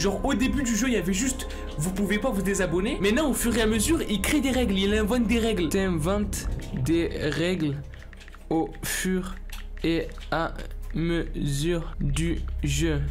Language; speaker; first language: French; native; French